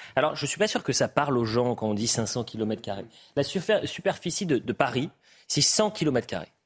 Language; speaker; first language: French; native; French